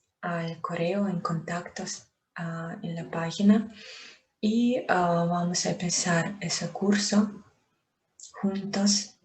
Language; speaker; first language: Spanish; non-native, fluent; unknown